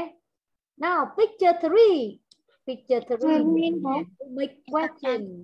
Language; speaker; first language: English; non-native, fluent; Vietnamese